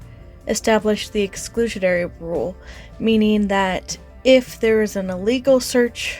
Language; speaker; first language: English; native; English